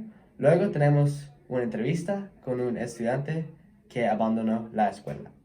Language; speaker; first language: Spanish; non-native, learner; English